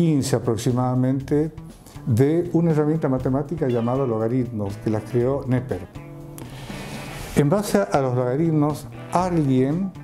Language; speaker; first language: Spanish; native; Spanish